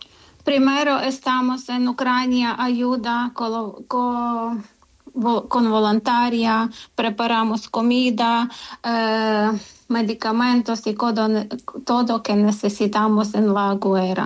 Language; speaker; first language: Spanish; non-native, learner; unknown